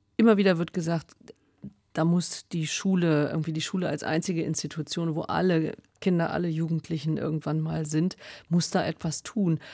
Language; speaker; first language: German; native; German